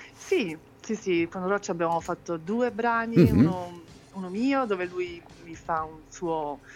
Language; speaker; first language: Italian; native; Italian